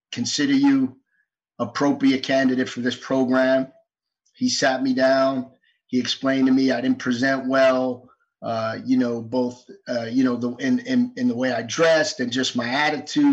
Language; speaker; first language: English; native; English